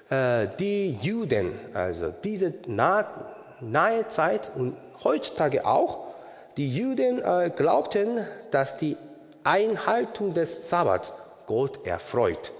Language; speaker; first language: German; non-native, learner; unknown